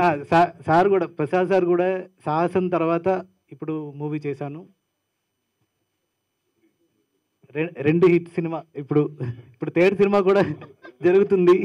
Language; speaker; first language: Telugu; non-native, learner; Malayalam